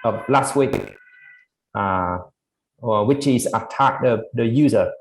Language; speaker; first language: English; non-native, learner; Vietnamese